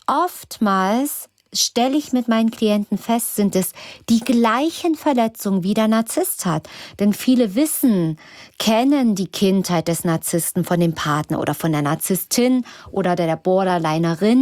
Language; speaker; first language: German; native; German